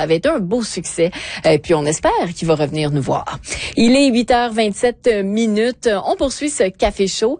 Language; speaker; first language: French; native; French